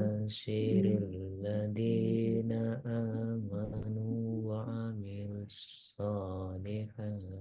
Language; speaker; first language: Arabic; non-native, learner; Indonesian